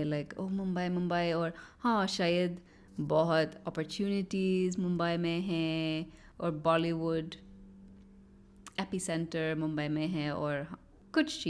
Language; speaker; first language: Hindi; non-native, learner; English